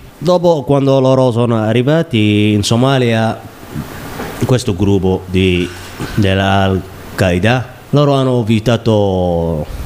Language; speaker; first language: Italian; non-native, learner; Somali